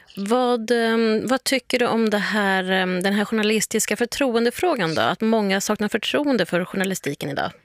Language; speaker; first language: Swedish; native; Swedish